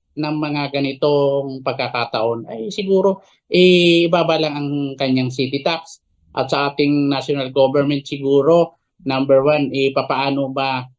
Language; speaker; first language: Filipino; native; Filipino